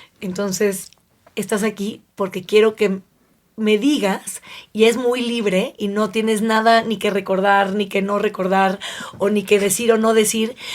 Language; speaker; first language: Spanish; native; Spanish